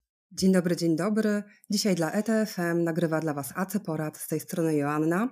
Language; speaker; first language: Polish; native; Polish